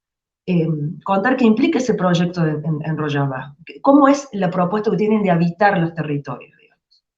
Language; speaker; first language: Spanish; native; Spanish